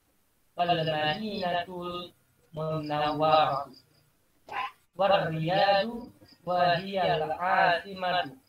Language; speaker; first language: Arabic; non-native, learner; Indonesian